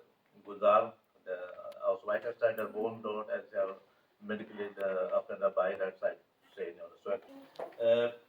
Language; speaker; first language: German; non-native, learner; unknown